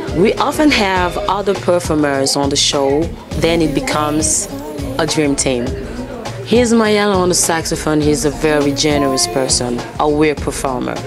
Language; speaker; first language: English; early bilingual, other home language; Lingala